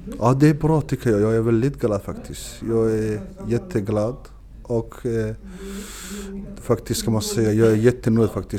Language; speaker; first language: Swedish; non-native, learner; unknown